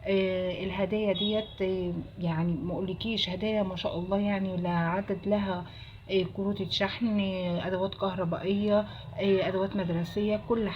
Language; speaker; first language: Arabic; native; Arabic